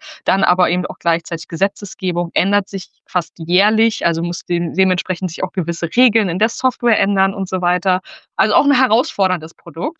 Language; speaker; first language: German; native; German